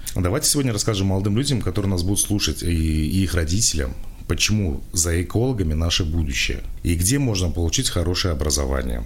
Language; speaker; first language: Russian; non-native, local second language; Tajik